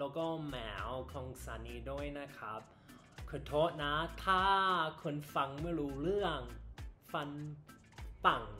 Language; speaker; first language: Thai; non-native, learner; English